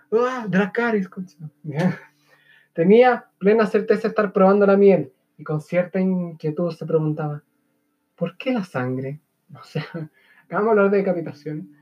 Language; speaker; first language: Spanish; native; Spanish